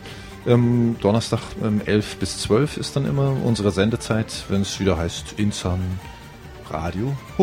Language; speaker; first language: German; native; German